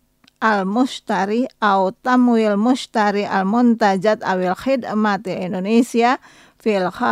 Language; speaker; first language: Arabic; non-native, fluent; Indonesian